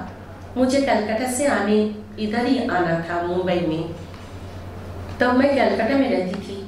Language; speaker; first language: Hindi; non-native, local second language; Bangla